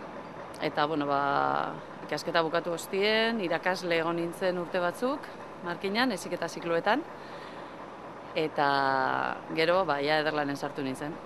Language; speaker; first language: Basque; native; Basque